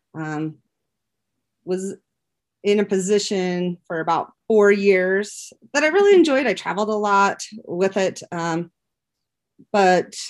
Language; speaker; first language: English; native; English